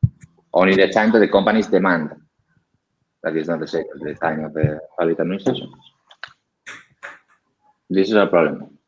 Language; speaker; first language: English; non-native, learner; Spanish